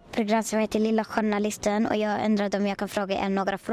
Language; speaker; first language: Swedish; non-native, learner; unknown